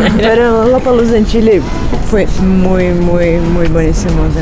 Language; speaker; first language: Spanish; non-native, learner; Portuguese